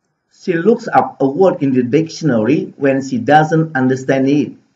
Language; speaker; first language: English; non-native, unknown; Indonesian